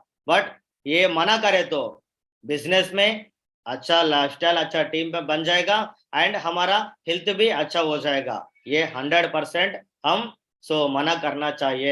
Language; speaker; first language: Hindi; non-native, local second language; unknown